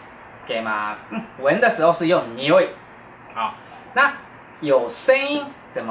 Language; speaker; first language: Chinese; non-native, fluent; Japanese